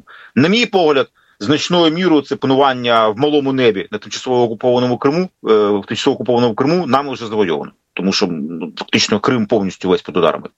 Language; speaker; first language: Ukrainian; native; Ukrainian